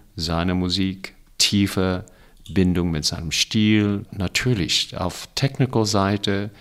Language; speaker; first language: German; non-native, fluent; English